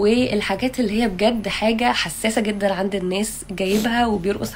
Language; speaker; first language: Arabic; native; Arabic